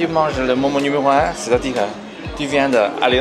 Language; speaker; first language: French; non-native, learner; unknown